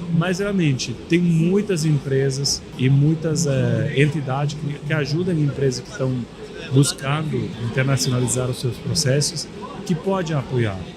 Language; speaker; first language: Portuguese; non-native, fluent; Italian